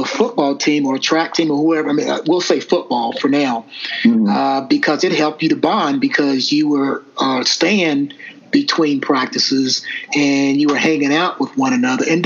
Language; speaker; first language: English; native; English